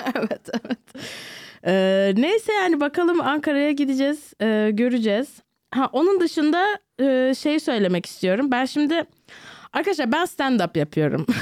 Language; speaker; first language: Turkish; native; Turkish